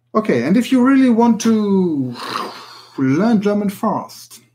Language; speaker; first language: English; non-native, fluent; German